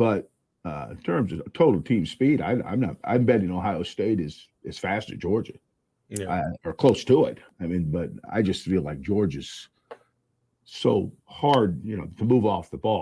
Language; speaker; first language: English; native; English